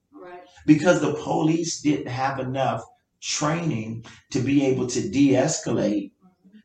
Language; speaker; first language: English; native; English